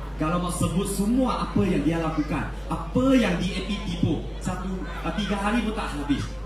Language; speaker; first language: Malay; non-native, local second language; Chinese